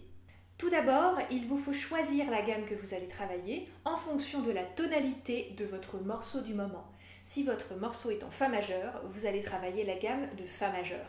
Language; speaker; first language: French; native; French